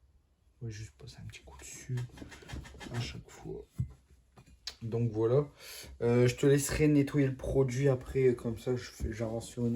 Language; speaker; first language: French; native; French